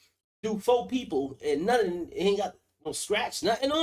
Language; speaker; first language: English; native; English